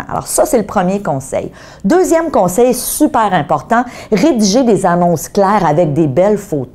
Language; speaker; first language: French; native; French